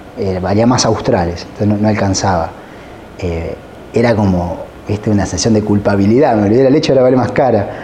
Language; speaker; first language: Spanish; native; Spanish